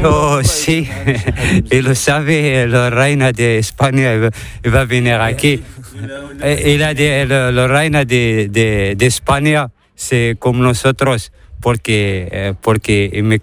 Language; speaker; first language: Spanish; non-native, learner; Arabic